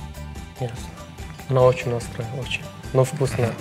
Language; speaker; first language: Russian; non-native, learner; Turkmen